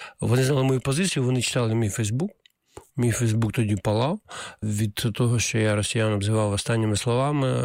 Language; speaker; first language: Ukrainian; non-native, local second language; Russian